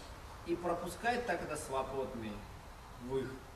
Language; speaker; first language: Russian; non-native, learner; Chinese